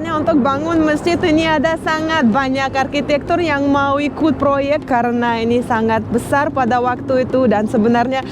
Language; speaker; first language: Indonesian; non-native, fluent; Russian